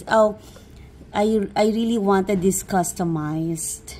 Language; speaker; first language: English; non-native, local second language; Hiligaynon